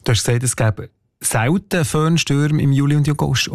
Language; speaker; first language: German; native; German